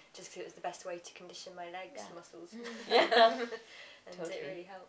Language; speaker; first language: English; native; English